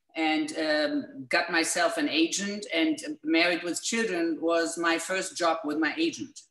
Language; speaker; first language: English; non-native, fluent; German